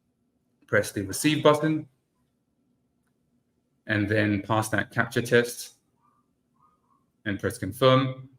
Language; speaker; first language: English; native; English